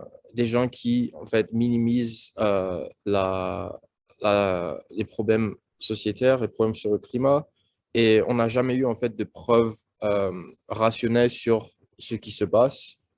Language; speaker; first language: French; non-native, learner; English